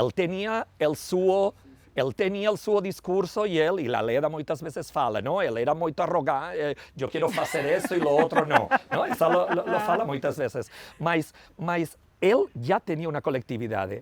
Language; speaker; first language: Portuguese; non-native, learner; Spanish